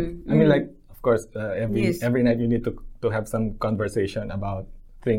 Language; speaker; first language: English; non-native, local second language; Filipino